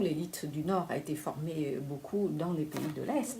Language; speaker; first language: French; non-native, fluent; Vietnamese